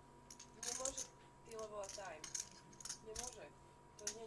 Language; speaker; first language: Polish; non-native, learner; Slovak